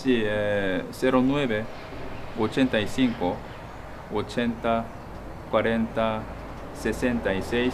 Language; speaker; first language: Spanish; non-native, fluent; Korean